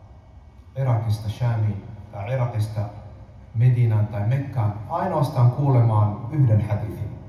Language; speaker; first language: Finnish; early bilingual, other home language; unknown